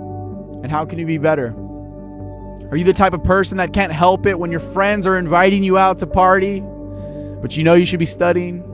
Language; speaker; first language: English; native; English